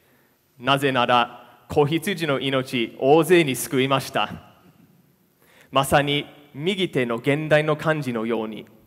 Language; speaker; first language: Japanese; non-native, fluent; English